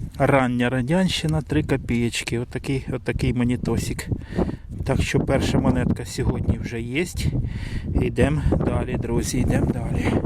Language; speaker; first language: Ukrainian; native; Ukrainian